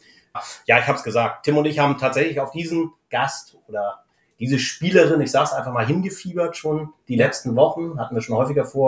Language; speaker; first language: German; native; German